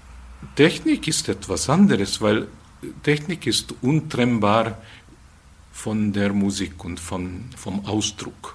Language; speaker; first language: German; non-native, fluent; Hungarian